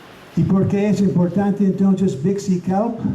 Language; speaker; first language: Spanish; non-native, fluent; English